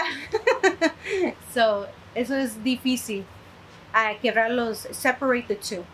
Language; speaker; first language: Spanish; early bilingual, heritage; Spanish